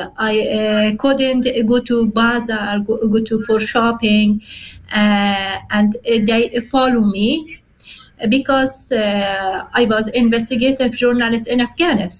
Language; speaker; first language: English; non-native, learner; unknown